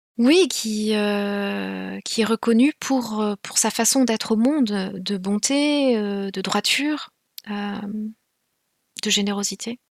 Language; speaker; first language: French; non-native, local second language; Kinyarwanda